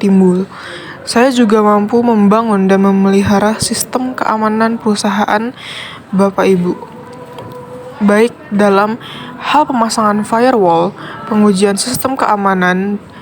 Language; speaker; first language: Indonesian; native; Indonesian